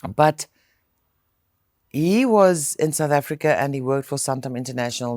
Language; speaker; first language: English; non-native, local second language; Afrikaans